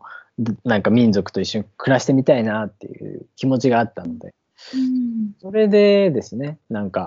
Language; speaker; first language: Japanese; native; Japanese